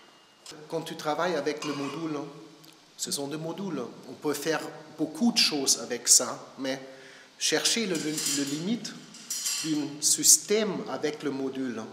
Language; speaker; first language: French; non-native, learner; German